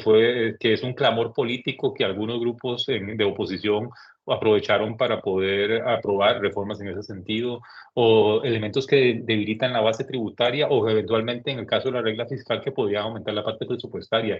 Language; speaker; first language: Spanish; native; Spanish